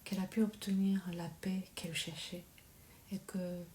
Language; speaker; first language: French; non-native, learner; Japanese